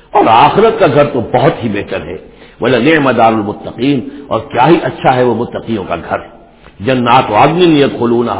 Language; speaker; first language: Urdu; native; Urdu